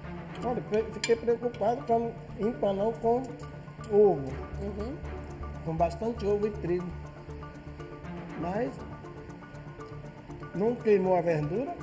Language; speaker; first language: Portuguese; non-native, fluent; Japanese